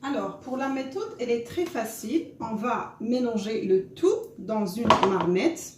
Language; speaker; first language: French; non-native, local second language; Arabic